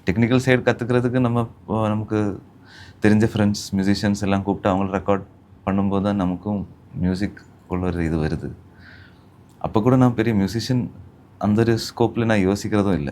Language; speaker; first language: Tamil; early bilingual, heritage; Tamil